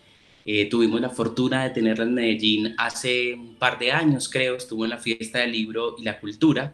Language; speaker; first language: Spanish; native; Spanish